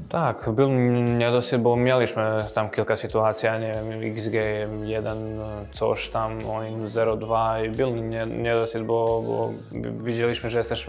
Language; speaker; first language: Polish; non-native, fluent; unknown